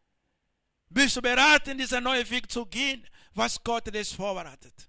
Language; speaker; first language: German; non-native, learner; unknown